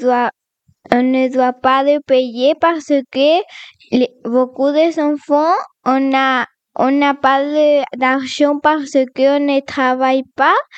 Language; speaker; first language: French; non-native, learner; Spanish